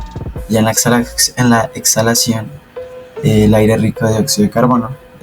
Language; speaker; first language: Spanish; native; Spanish